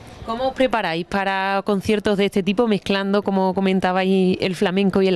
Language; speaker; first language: Spanish; native; Spanish